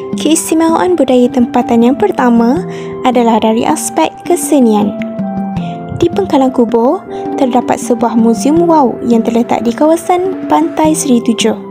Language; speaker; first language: Malay; native; Malay